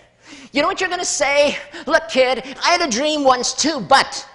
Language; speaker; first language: English; native; English